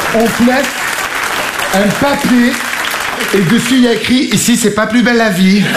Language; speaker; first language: French; native; French